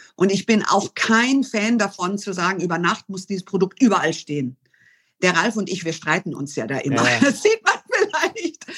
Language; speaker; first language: German; early bilingual, other home language; English